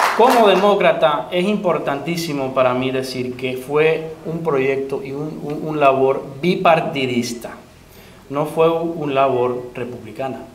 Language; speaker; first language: Spanish; early bilingual, other home language; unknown